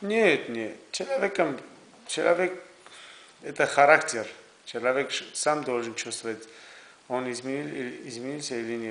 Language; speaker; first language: Russian; non-native, fluent; Armenian